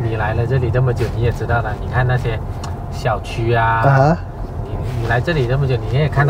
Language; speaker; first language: Chinese; native; Chinese